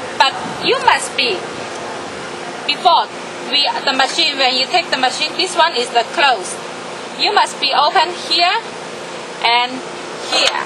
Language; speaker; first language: English; non-native, learner; Chinese